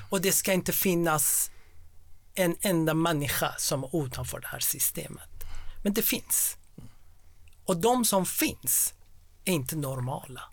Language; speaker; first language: Swedish; non-native, fluent; Persian